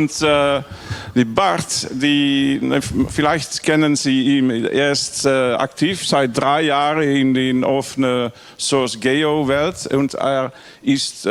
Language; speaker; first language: German; non-native, learner; Dutch